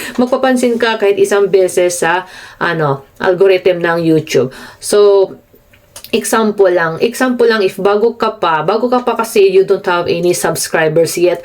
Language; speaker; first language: Filipino; non-native, local second language; Cebuano